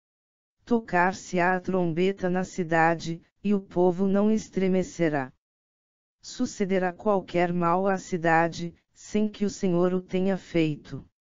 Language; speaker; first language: Portuguese; native; Portuguese